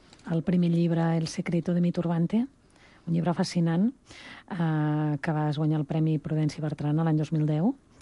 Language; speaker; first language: Catalan; native; Catalan